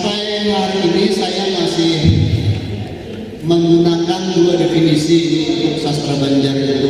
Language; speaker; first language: Indonesian; non-native, local second language; Banjar